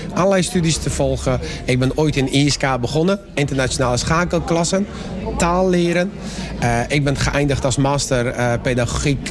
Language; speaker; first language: Dutch; early bilingual, other home language; Persian